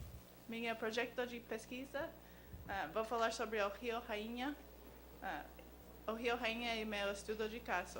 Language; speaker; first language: Portuguese; non-native, learner; English